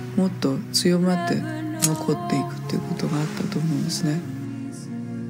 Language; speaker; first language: Japanese; native; Japanese